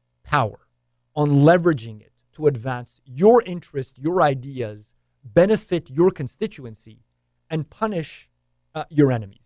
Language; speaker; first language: English; native; English